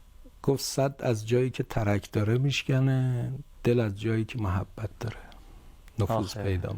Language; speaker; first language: Persian; native; Persian